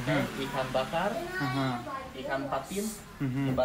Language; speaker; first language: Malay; non-native, local second language; Minangkabau